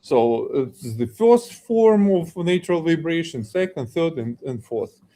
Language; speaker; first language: English; non-native, fluent; Ukrainian